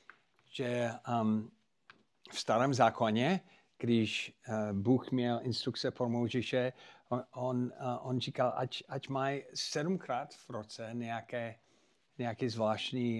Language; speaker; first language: Czech; non-native, fluent; English